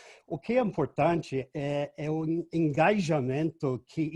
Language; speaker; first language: Portuguese; non-native, fluent; English